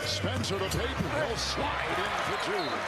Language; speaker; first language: English; native; English